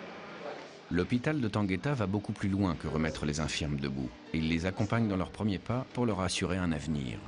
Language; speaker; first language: French; native; French